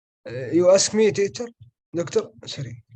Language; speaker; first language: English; non-native, learner; Arabic